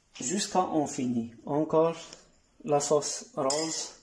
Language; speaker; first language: French; non-native, learner; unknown